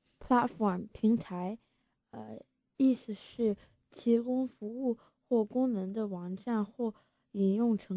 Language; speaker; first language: Chinese; early bilingual, heritage; Chinese